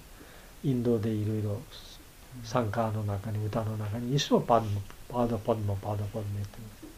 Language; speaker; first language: Japanese; non-native, learner; Bangla